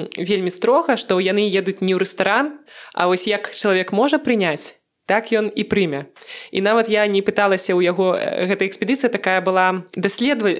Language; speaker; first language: Belarusian; non-native, local second language; Russian